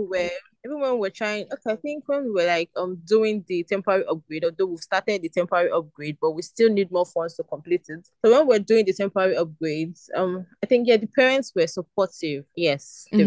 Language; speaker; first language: English; non-native, local second language; Igbo